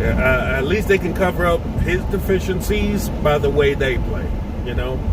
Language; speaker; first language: English; native; English